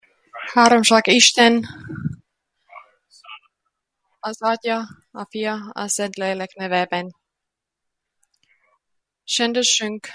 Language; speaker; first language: Hungarian; non-native, learner; Finnish